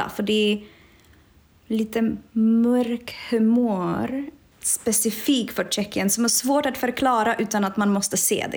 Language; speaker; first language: Swedish; non-native, fluent; Czech